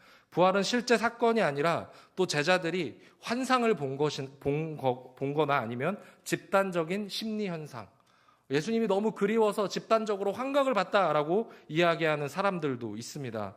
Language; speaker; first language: Korean; native; Korean